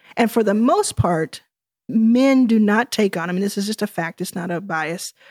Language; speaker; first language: English; native; English